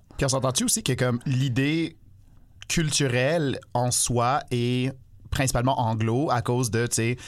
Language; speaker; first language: French; native; French